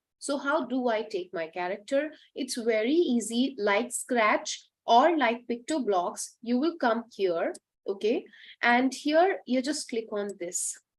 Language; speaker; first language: English; non-native, local second language; Hindi